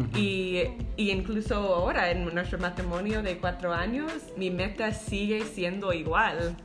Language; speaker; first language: Spanish; non-native, fluent; English